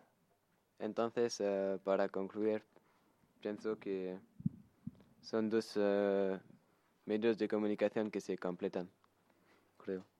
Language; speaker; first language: Spanish; non-native, learner; French